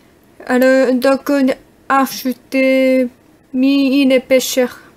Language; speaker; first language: French; non-native, learner; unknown